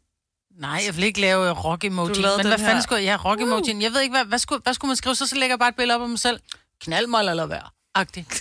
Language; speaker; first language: Danish; native; Danish